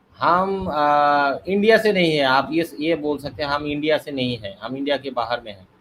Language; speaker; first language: Hindi; non-native, learner; Bangla